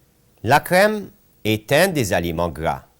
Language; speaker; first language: French; non-native, fluent; Arabic